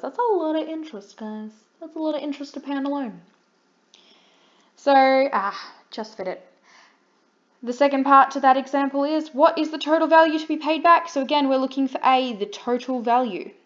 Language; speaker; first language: English; native; English